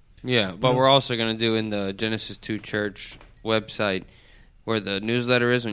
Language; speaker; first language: English; native; English